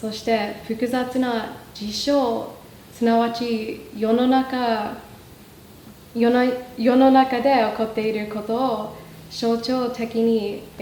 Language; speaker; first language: Japanese; non-native, fluent; English